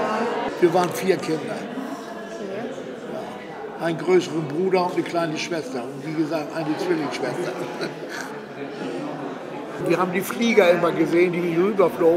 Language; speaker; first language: German; native; German